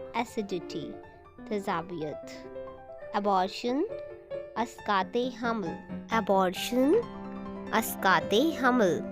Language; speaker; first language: Urdu; native; Urdu